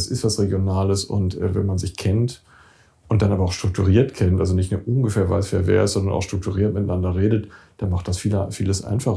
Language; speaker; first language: German; native; German